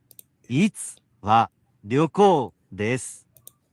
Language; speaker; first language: Japanese; non-native, learner; English